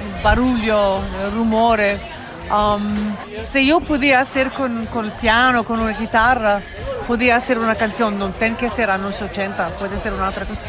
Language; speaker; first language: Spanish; non-native, learner; English